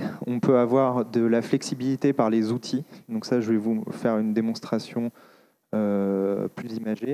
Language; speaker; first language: French; native; French